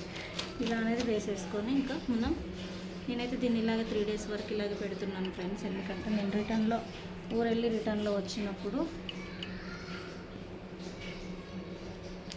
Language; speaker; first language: Telugu; native; Telugu